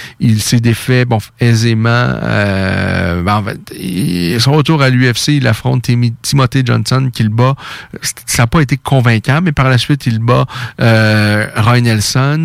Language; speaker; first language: French; native; French